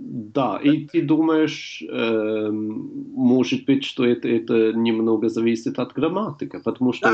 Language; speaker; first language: Russian; non-native, learner; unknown